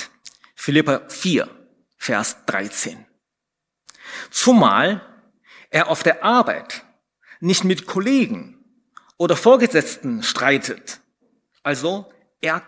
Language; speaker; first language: German; non-native, fluent; Chinese